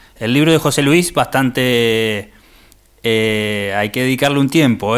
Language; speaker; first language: Spanish; native; Spanish